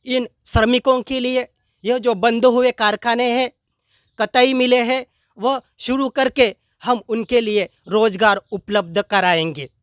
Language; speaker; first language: Hindi; non-native, local second language; Marathi